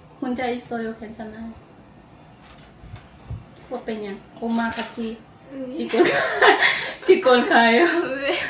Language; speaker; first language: Korean; non-native, learner; Lao